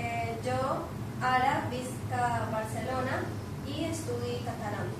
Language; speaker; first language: Catalan; non-native, learner; Spanish